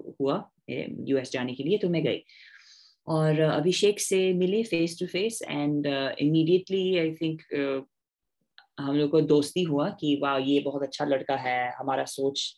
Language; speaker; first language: Hindi; non-native, fluent; English